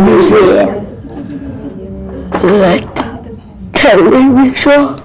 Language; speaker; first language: French; non-native, learner; English